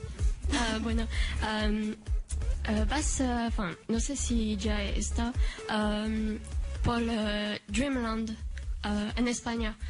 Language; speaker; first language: Spanish; non-native, learner; French